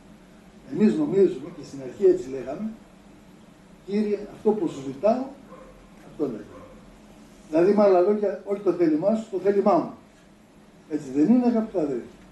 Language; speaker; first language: Greek; native; Greek